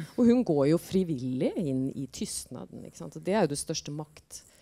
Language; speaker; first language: Swedish; non-native, fluent; Norwegian